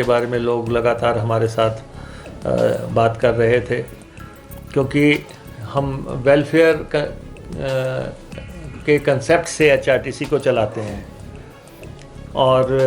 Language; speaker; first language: Hindi; native; Hindi